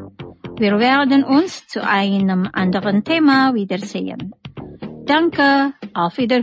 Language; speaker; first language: German; non-native, fluent; Indonesian